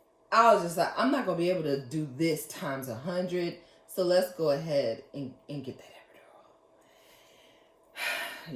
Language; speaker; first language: English; native; English